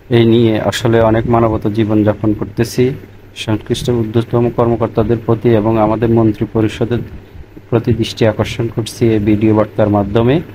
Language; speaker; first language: Bangla; native; Bangla